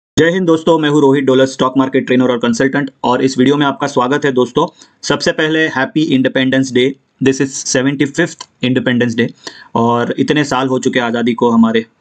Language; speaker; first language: Hindi; non-native, local second language; Marathi